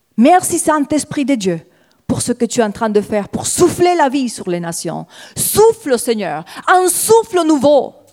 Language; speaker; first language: French; non-native, fluent; Spanish